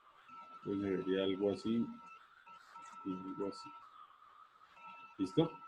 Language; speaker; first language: Spanish; native; Spanish